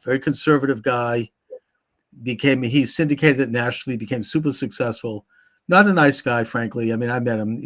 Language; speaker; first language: English; native; English